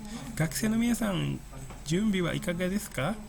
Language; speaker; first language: Japanese; non-native, fluent; Indonesian